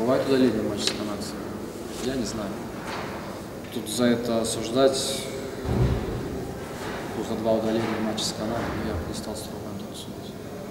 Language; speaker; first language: Russian; native; Russian